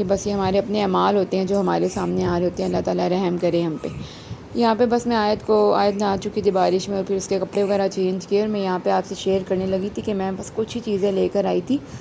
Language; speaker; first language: Urdu; native; Urdu